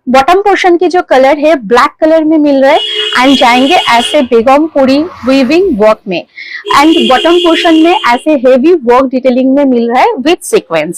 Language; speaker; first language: Hindi; non-native, local second language; Bangla